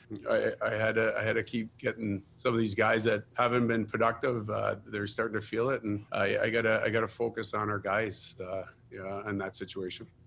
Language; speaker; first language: English; native; English